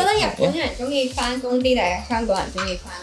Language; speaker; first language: Cantonese; native; Cantonese